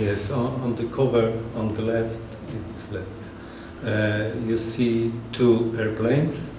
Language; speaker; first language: English; non-native, learner; Polish